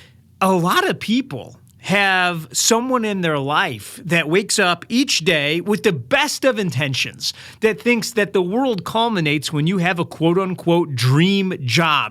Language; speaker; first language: English; native; English